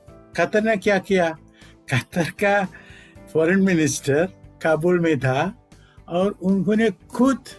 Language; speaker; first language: Hindi; non-native, fluent; Malayalam